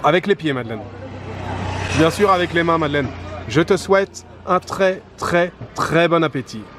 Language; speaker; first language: French; native; French